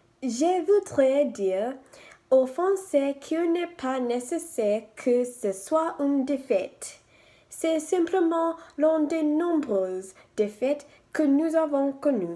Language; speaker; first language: French; non-native, fluent; English